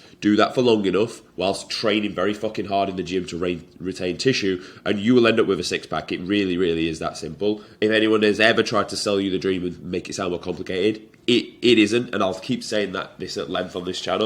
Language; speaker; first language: English; native; English